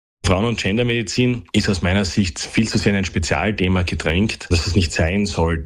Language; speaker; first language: German; native; German